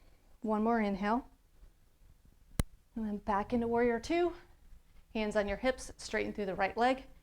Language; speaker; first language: English; native; English